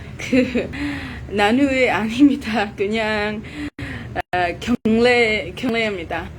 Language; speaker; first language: Korean; non-native, learner; Vietnamese